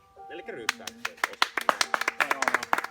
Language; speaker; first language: Finnish; native; Finnish